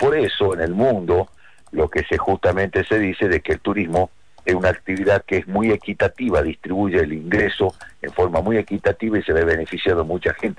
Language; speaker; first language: Spanish; native; Spanish